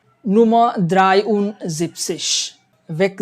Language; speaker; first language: German; non-native, fluent; Bangla